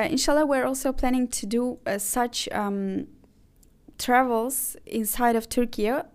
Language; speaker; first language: English; non-native, fluent; Azerbaijani